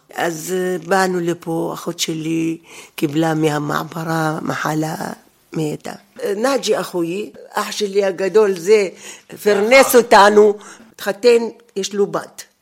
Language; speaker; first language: Hebrew; non-native, fluent; Arabic